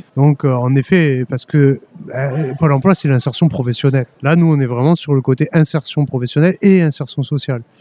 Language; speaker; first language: French; native; French